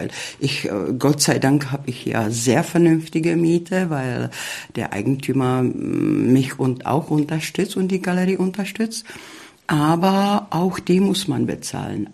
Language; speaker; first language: German; early bilingual, heritage; German